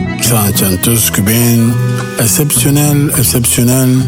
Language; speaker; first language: French; non-native, learner; Spanish